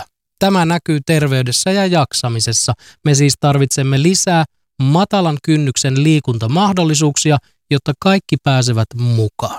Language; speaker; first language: Finnish; native; Finnish